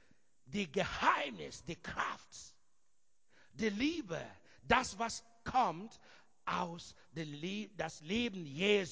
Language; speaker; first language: German; non-native, learner; English